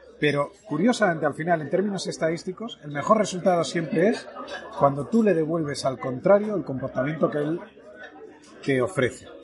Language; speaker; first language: Spanish; native; Spanish